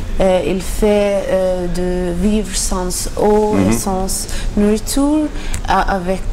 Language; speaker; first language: French; non-native, learner; Maltese